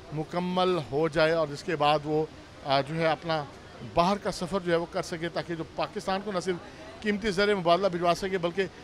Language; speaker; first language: Urdu; non-native, local second language; Saraiki